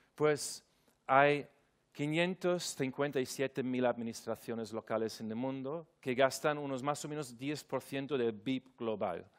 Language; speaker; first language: Spanish; non-native, fluent; German